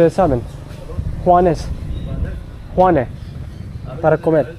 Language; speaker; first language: Spanish; non-native, learner; English